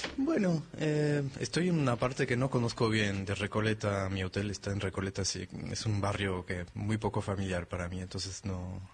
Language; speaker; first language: Spanish; non-native, fluent; French